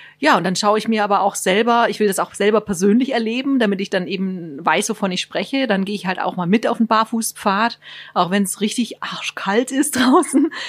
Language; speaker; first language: German; native; German